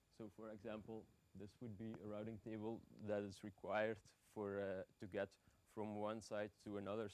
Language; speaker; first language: English; non-native, fluent; Dutch